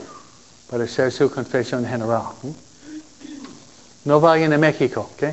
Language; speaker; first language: Spanish; non-native, fluent; English